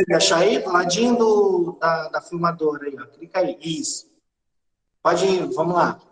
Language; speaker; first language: Portuguese; native; Portuguese